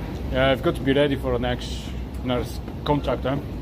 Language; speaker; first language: English; non-native, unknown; Polish